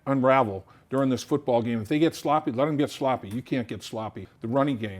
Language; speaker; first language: English; native; English